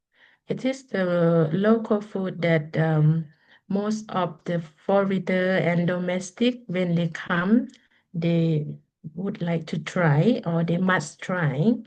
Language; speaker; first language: English; non-native, learner; Lao